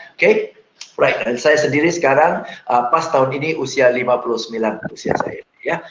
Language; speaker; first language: Indonesian; non-native, fluent; English